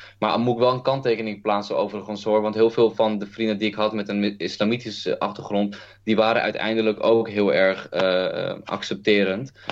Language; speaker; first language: Dutch; early bilingual, other home language; Kurdish